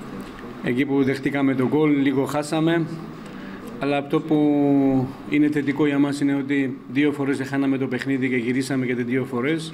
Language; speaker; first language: Greek; non-native, fluent; Georgian